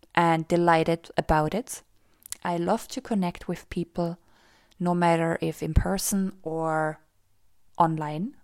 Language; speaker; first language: English; non-native, fluent; German